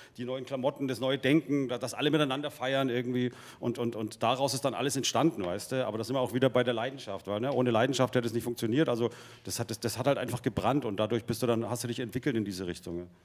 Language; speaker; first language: German; native; German